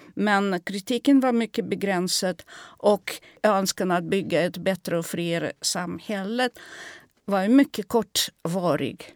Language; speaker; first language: Swedish; non-native, fluent; Russian